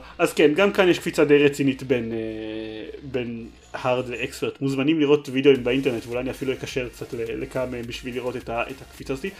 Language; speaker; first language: Hebrew; native; Hebrew